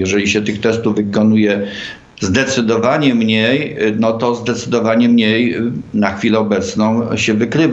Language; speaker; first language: Polish; native; Polish